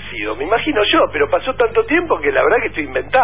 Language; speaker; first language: Spanish; native; Spanish